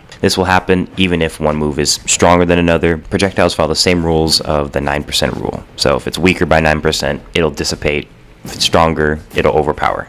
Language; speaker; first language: English; native; English